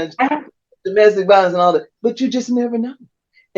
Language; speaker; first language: English; native; English